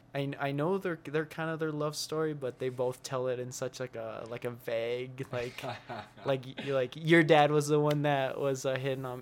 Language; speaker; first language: English; early bilingual, other home language; Spanish